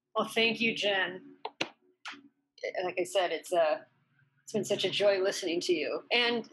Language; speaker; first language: English; native; English